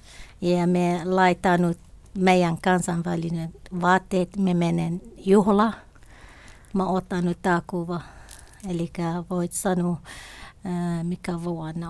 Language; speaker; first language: Finnish; non-native, learner; Kurdish